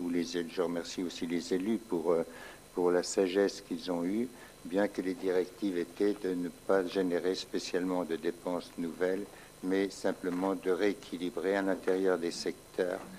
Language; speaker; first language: French; native; French